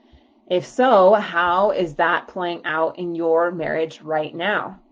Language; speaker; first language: English; native; English